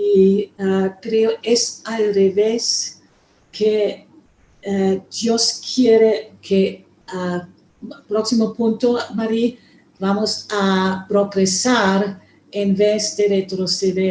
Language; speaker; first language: Spanish; non-native, fluent; German